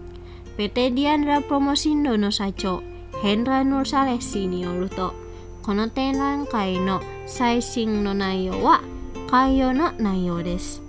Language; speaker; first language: Japanese; non-native, fluent; Indonesian